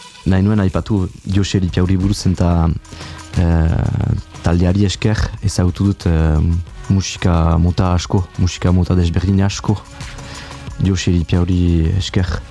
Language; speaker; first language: Basque; non-native, fluent; French